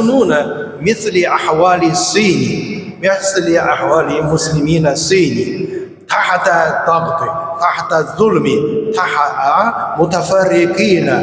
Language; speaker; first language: Arabic; non-native, fluent; Chinese